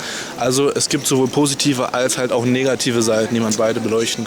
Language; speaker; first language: German; native; German